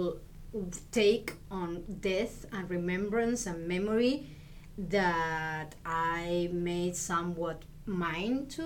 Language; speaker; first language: English; non-native, fluent; Spanish